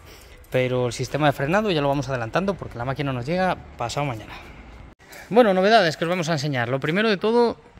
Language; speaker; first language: Spanish; native; Spanish